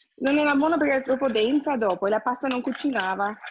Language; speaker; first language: Italian; non-native, fluent; English